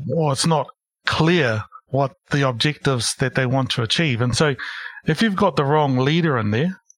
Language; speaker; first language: English; native; English